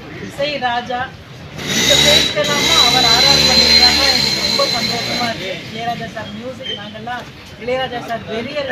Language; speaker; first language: Tamil; non-native, fluent; English